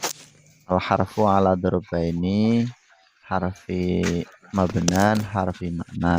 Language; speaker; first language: Arabic; non-native, fluent; Indonesian